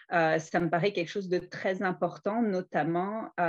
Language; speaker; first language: French; native; French